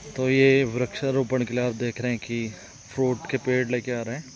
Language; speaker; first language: Hindi; native; Hindi